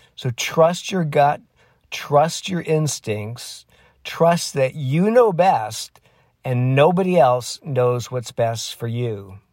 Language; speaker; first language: English; native; English